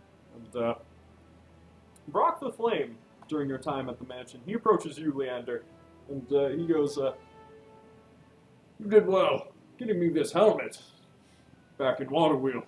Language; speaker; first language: English; native; English